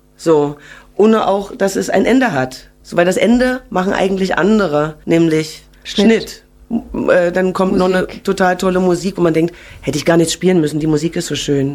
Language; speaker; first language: German; native; German